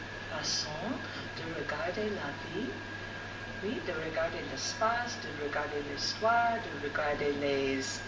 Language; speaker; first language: French; non-native, fluent; English